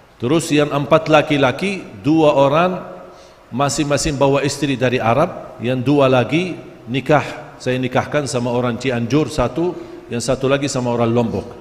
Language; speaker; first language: Malay; non-native, fluent; Arabic